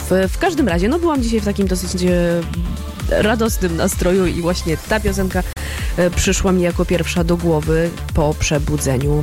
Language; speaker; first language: Polish; native; Polish